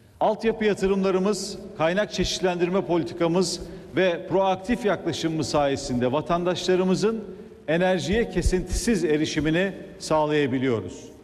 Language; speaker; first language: Turkish; native; Turkish